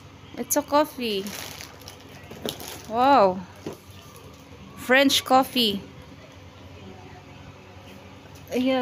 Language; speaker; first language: English; non-native, local second language; Filipino